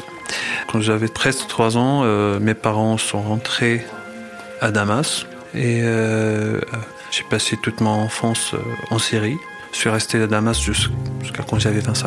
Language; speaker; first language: French; non-native, fluent; Arabic